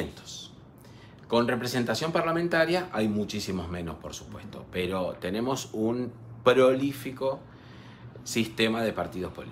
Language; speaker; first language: Spanish; native; Spanish